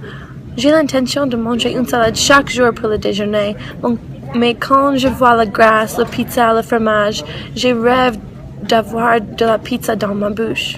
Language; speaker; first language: French; non-native, learner; English